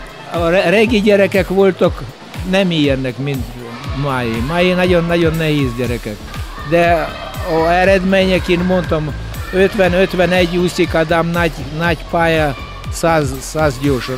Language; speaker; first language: Hungarian; non-native, learner; Russian